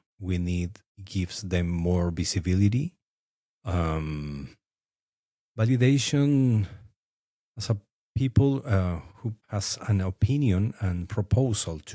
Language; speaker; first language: English; non-native, fluent; Spanish